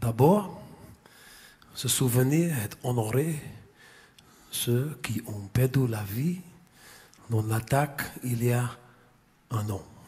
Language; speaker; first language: French; non-native, fluent; English